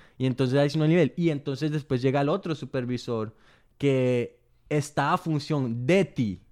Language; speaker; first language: Spanish; early bilingual, heritage; Spanish